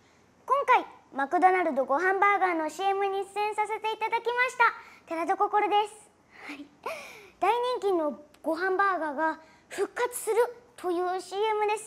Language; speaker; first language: Japanese; native; Japanese